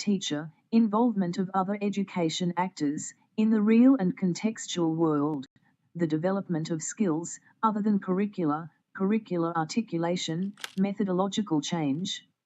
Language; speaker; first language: English; non-native, fluent; Portuguese